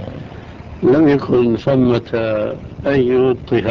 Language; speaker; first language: Arabic; native; Arabic